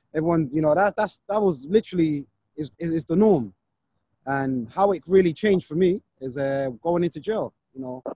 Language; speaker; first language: English; native; English